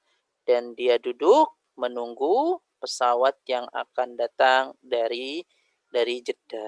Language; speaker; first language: Indonesian; native; Indonesian